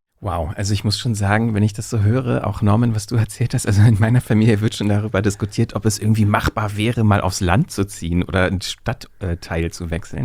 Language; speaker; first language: German; native; German